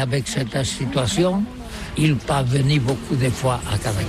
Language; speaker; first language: French; non-native, learner; Catalan